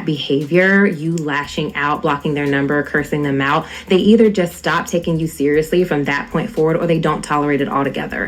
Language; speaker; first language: English; native; English